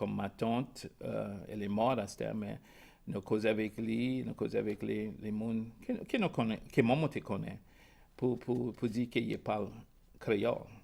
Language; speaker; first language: French; non-native, local second language; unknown